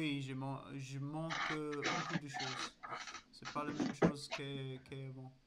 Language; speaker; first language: French; non-native, learner; English